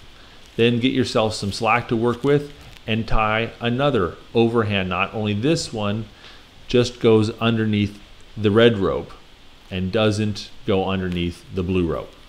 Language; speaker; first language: English; native; English